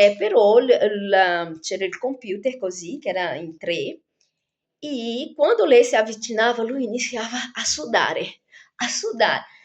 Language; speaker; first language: Italian; non-native, fluent; Portuguese